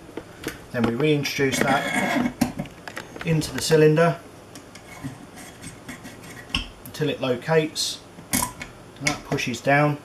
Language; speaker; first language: English; native; English